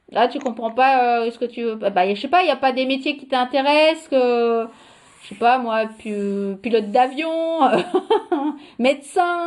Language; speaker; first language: French; native; French